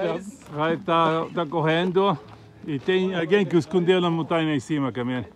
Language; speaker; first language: Portuguese; non-native, learner; Arabic